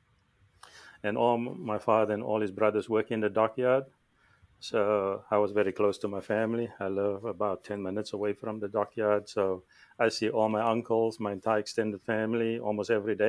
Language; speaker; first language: English; non-native, local second language; Afrikaans